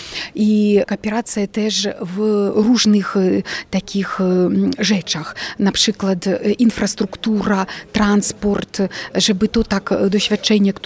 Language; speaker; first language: Polish; non-native, fluent; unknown